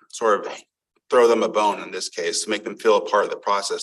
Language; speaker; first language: English; native; English